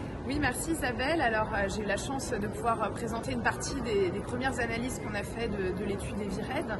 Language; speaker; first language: French; native; French